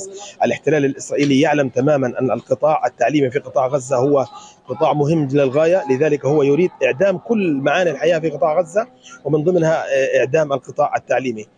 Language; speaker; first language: Arabic; native; Arabic